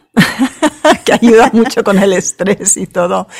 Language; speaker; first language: Spanish; native; Spanish